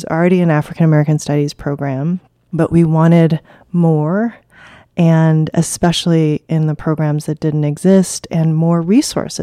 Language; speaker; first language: English; early bilingual, other home language; Chinese